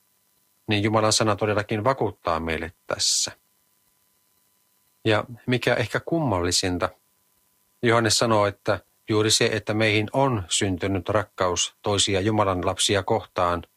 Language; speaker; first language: Finnish; native; Finnish